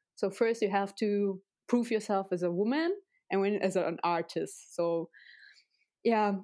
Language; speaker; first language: English; non-native, fluent; Russian